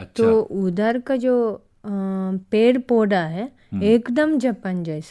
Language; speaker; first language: Hindi; non-native, fluent; Japanese